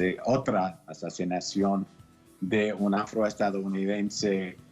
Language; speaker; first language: Spanish; non-native, fluent; English